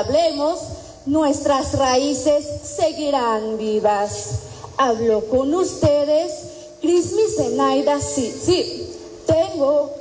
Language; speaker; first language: Spanish; non-native, local second language; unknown